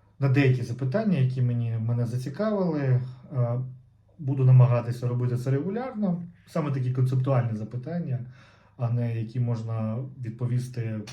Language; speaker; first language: Ukrainian; non-native, local second language; Russian